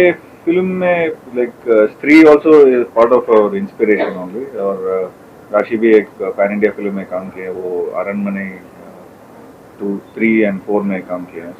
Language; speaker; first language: Hindi; non-native, local second language; Tamil